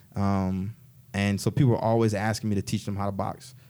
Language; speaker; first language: English; native; English